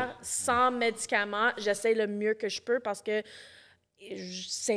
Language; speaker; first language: French; non-native, local second language; English